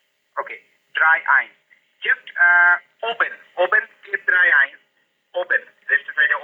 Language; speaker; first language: German; non-native, learner; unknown